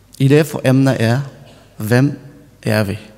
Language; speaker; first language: Danish; non-native, learner; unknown